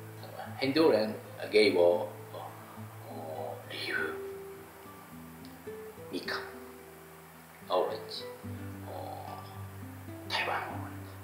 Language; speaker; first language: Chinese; non-native, learner; Japanese